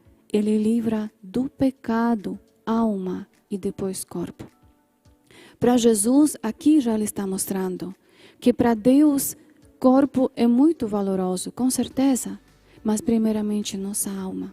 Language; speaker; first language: Portuguese; non-native, fluent; Polish